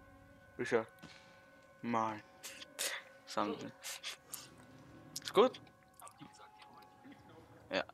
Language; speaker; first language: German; early bilingual, other home language; Polish